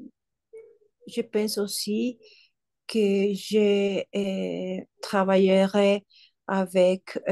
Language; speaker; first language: French; non-native, learner; Spanish